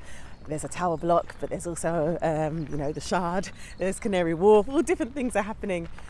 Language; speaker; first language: English; native; English